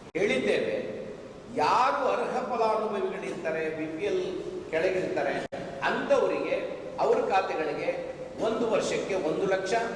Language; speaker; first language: Kannada; native; Kannada